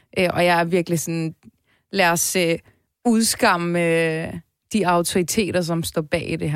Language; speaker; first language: Danish; early bilingual, other home language; Turkish